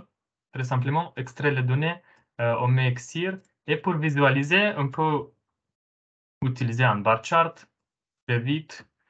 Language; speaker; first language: French; non-native, fluent; Romanian